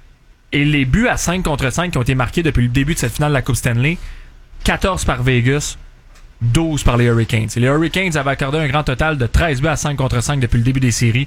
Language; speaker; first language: French; native; French